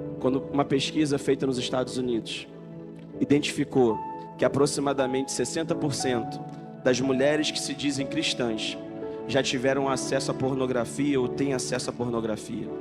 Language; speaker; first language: Portuguese; native; Portuguese